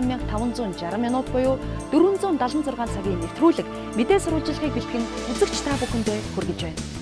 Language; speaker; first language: Mongolian; native; Mongolian